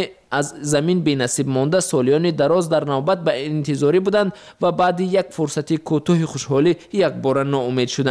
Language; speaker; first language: Persian; native; Persian